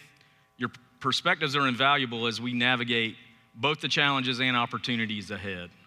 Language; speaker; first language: English; native; English